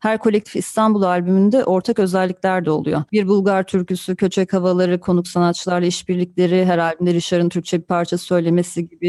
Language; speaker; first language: Turkish; native; Turkish